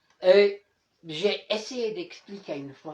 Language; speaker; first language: French; non-native, fluent; English